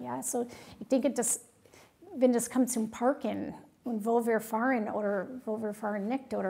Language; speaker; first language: German; non-native, fluent; English